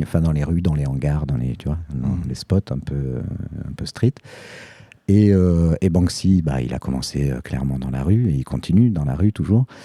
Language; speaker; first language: French; native; French